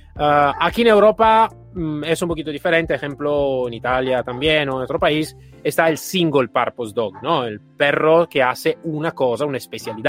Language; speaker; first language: Spanish; non-native, fluent; Italian